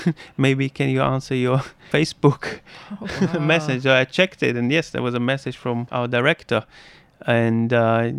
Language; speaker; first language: English; non-native, fluent; German